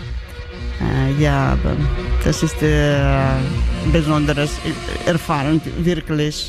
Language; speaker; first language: German; non-native, learner; Georgian